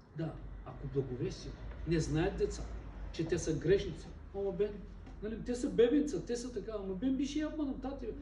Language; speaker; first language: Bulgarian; non-native, local second language; Turkish